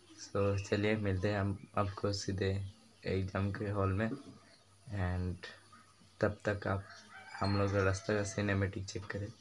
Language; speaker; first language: Hindi; non-native, local second language; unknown